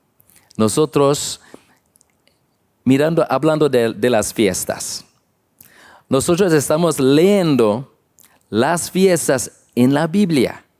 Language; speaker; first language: Spanish; non-native, learner; English